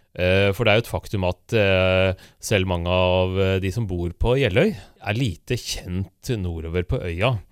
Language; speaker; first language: Norwegian; native; Norwegian